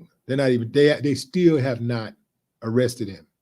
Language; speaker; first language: English; native; English